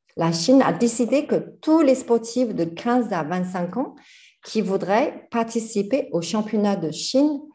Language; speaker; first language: French; non-native, fluent; Chinese